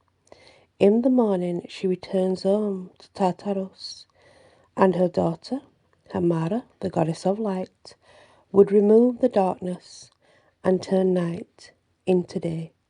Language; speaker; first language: English; native; English